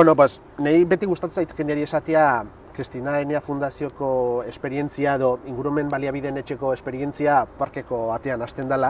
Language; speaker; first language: Basque; native; Basque